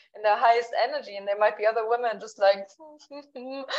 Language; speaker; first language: English; non-native, fluent; German